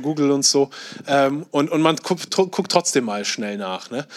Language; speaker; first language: German; native; German